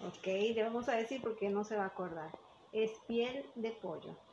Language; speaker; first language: Spanish; native; Spanish